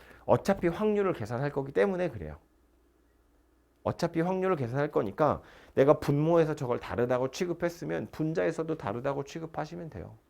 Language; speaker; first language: Korean; native; Korean